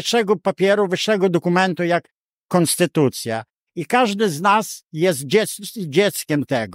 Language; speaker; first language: Polish; early bilingual, heritage; Polish